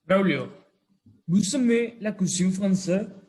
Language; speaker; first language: French; non-native, learner; Spanish